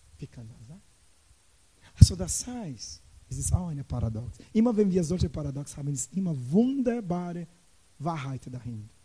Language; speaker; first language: German; non-native, fluent; Portuguese